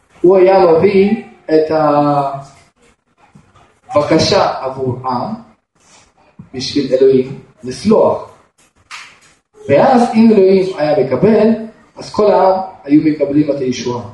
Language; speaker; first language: Hebrew; non-native, fluent; Russian